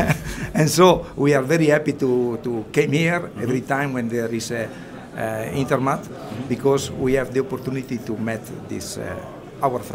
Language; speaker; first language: English; non-native, learner; Italian